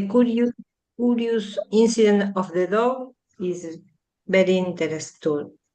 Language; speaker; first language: English; non-native, learner; Spanish